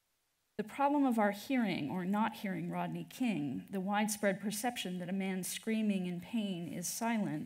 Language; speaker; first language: English; native; English